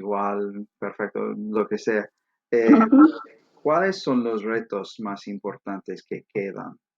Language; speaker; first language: Spanish; non-native, fluent; English